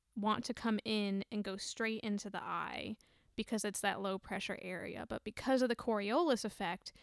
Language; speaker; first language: English; native; English